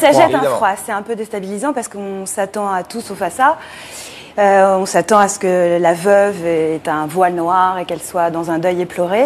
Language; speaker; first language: French; native; French